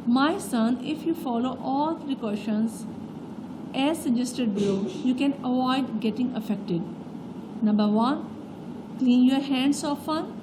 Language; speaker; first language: English; non-native, local second language; Urdu